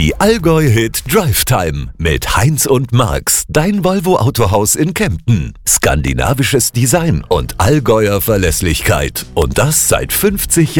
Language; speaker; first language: German; native; German